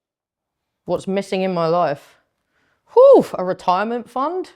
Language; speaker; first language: English; native; English